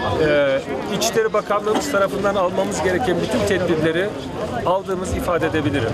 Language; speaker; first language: Turkish; native; Turkish